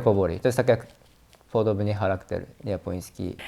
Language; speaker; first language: Polish; non-native, learner; Japanese